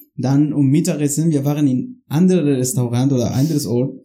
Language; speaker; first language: German; non-native, learner; Spanish